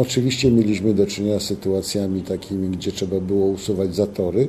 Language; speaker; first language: Polish; native; Polish